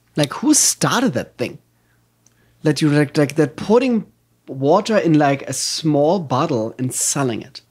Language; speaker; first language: English; non-native, fluent; German